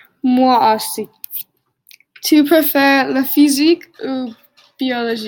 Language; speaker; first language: French; non-native, learner; English